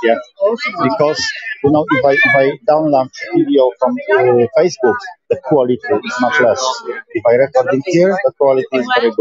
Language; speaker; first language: English; non-native, learner; Polish